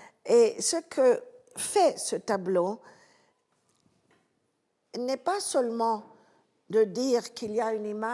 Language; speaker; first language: French; non-native, fluent; Italian